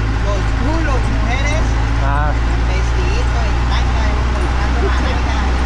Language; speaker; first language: Spanish; native; Spanish